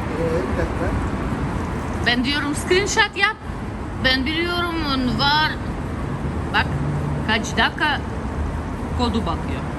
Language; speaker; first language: Turkish; non-native, learner; Russian